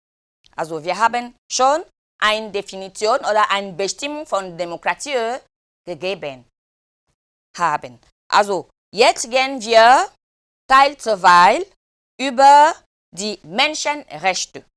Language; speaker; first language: German; non-native, learner; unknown